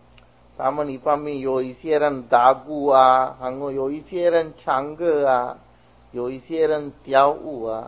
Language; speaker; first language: Chinese; non-native, fluent; Sinhala